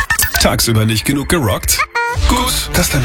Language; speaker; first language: German; native; German